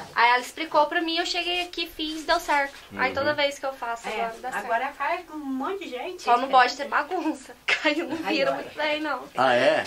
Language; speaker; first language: Portuguese; native; Portuguese